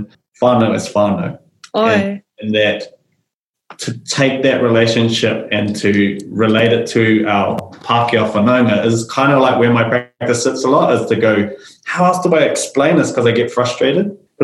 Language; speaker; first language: English; native; English